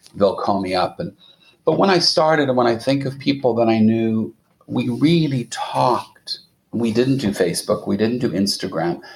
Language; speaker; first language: English; native; English